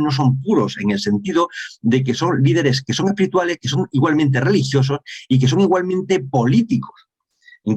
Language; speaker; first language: Spanish; native; Spanish